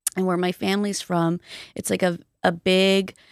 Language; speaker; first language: English; native; English